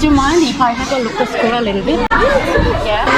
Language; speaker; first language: English; non-native, fluent; Korean